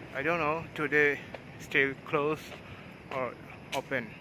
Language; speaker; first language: English; non-native, local second language; Bangla